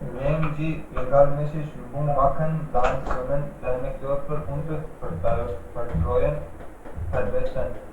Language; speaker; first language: German; non-native, learner; Hindi